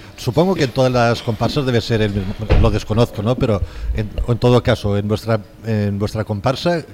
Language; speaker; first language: Spanish; non-native, local second language; Catalan